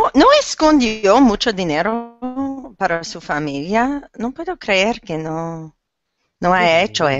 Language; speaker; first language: Spanish; non-native, learner; English